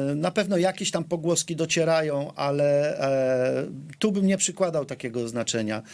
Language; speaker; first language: Polish; native; Polish